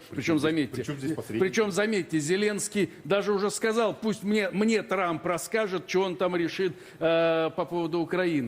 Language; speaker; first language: Russian; native; Russian